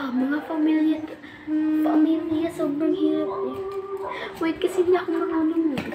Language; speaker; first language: Filipino; non-native, local second language; Cebuano